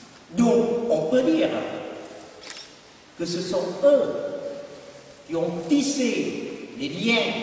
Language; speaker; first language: French; non-native, fluent; Vietnamese